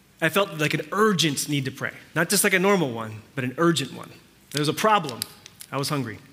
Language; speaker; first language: English; early bilingual, other home language; Spanish